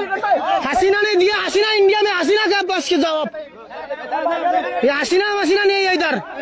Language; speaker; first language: Hindi; non-native, learner; Bangla